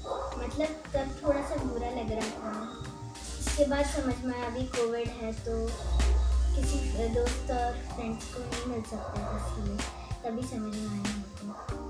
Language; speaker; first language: Hindi; non-native, local second language; Malayalam